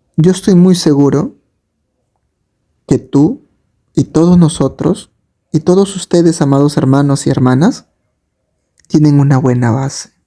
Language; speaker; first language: Spanish; native; Spanish